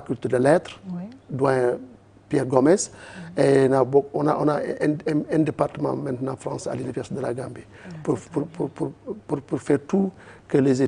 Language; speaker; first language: French; non-native, learner; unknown